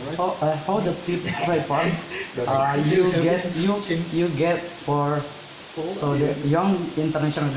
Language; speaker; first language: English; non-native, learner; Indonesian